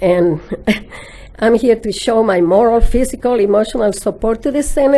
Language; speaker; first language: English; non-native, fluent; Spanish